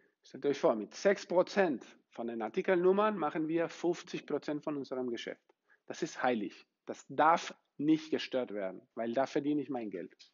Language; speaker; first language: German; non-native, fluent; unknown